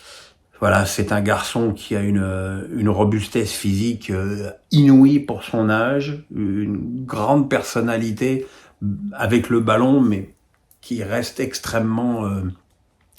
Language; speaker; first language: French; native; French